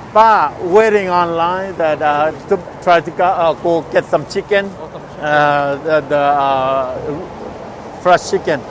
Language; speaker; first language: English; non-native, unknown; Lao